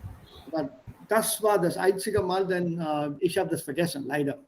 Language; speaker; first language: German; non-native, fluent; Hindi